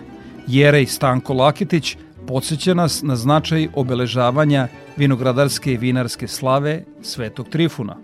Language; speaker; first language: Serbian; native; Serbian